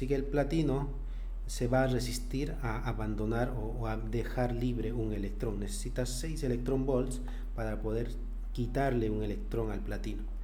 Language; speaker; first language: Spanish; native; Spanish